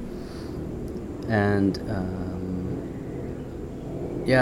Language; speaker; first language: English; non-native, fluent; Dutch